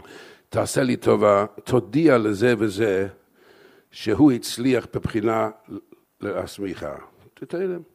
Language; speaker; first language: Hebrew; non-native, fluent; English